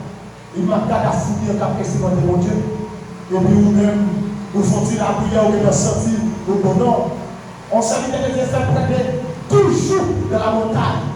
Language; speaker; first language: French; non-native, local second language; Haitian Creole